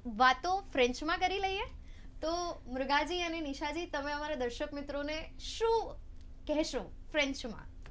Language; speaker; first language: Gujarati; native; Gujarati